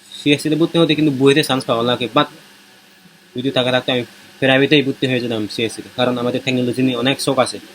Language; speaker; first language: Bangla; non-native, local second language; Chakma